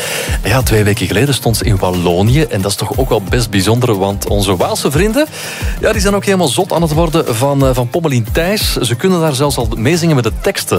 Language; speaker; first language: Dutch; native; Dutch